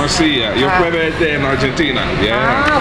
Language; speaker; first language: Spanish; non-native, learner; English